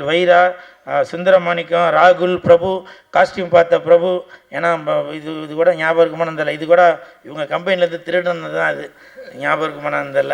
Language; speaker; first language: Tamil; native; Tamil